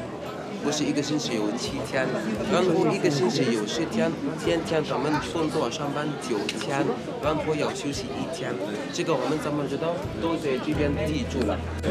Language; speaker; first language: Chinese; non-native, learner; Arabic